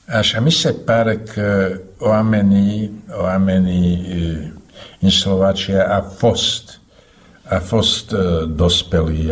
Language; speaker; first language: Romanian; non-native, fluent; Slovak